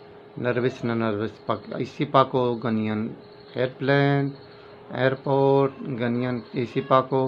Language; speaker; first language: Filipino; non-native, learner; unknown